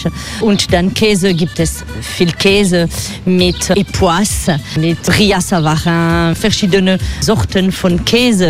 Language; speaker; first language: German; non-native, learner; French